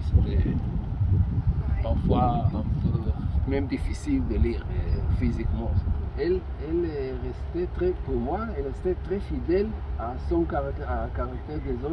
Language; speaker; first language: French; non-native, fluent; Hebrew